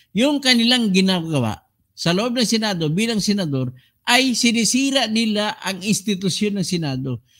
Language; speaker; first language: Filipino; non-native, local second language; Cebuano